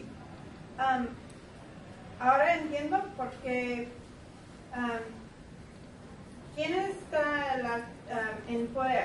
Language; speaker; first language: Spanish; non-native, learner; English